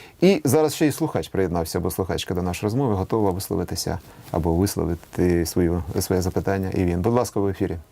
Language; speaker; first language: Ukrainian; native; Ukrainian